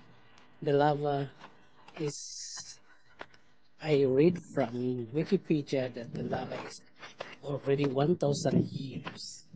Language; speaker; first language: English; non-native, learner; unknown